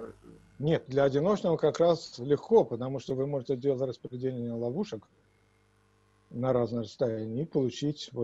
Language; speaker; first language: Russian; native; Russian